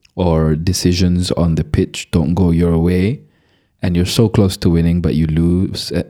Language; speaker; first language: English; non-native, local second language; Malay